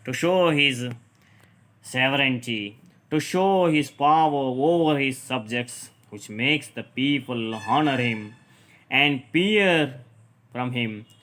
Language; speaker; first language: English; non-native, local second language; Kannada